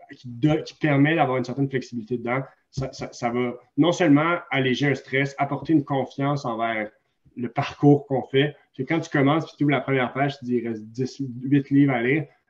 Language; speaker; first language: French; native; French